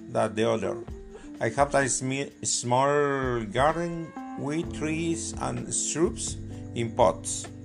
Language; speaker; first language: English; non-native, learner; Spanish